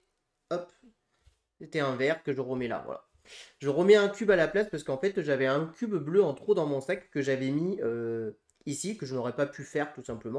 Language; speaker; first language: French; native; French